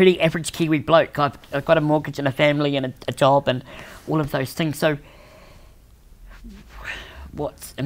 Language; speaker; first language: English; native; English